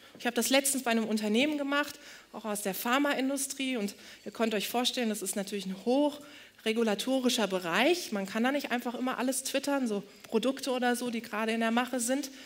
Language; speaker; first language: German; early bilingual, other home language; Turkish